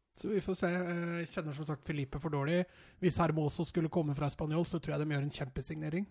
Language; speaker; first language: Norwegian; native; Norwegian